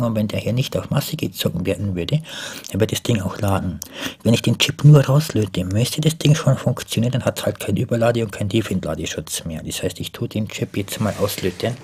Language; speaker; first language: German; native; German